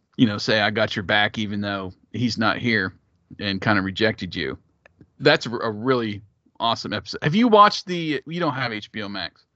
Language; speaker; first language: English; native; English